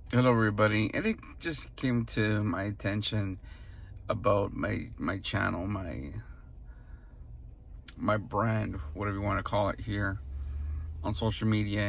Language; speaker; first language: English; early bilingual, other home language; Spanish